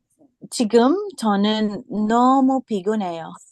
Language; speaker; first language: Korean; non-native, learner; English